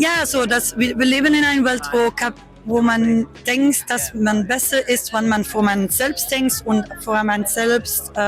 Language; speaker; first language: German; non-native, learner; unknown